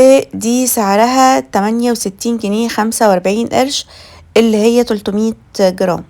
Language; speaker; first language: Arabic; native; Arabic